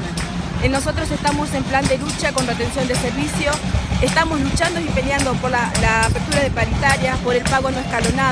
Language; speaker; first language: Spanish; native; Spanish